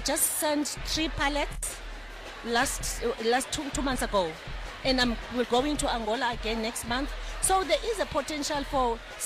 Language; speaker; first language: English; non-native, local second language; Xhosa